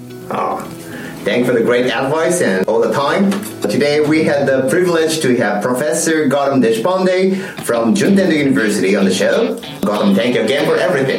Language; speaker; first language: English; non-native, fluent; Japanese